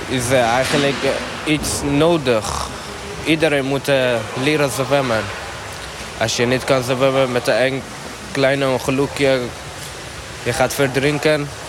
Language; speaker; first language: Dutch; non-native, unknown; Persian